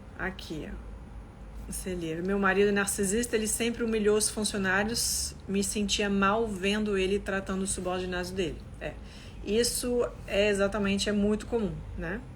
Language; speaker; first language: Portuguese; non-native, fluent; French